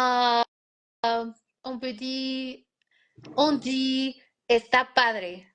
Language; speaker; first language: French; non-native, learner; Spanish